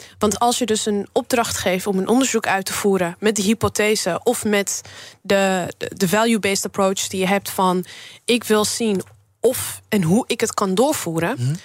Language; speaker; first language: Dutch; early bilingual, other home language; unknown